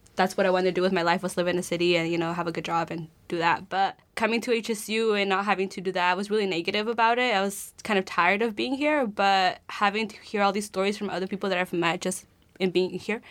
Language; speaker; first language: English; early bilingual, other home language; Spanish